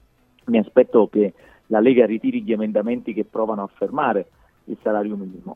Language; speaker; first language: Italian; native; Italian